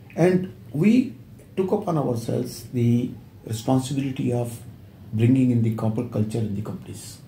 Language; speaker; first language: English; non-native, local second language; Punjabi